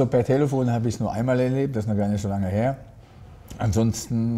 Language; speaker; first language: German; native; German